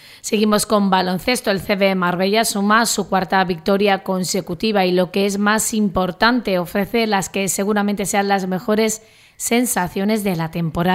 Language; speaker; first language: Spanish; native; Spanish